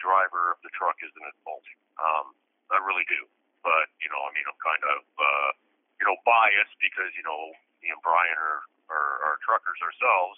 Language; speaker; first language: English; native; English